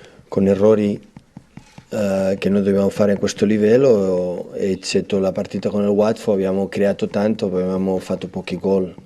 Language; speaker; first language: Italian; non-native, fluent; Catalan